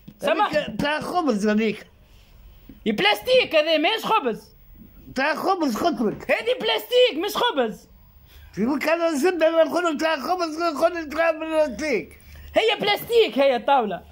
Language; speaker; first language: Arabic; native; Arabic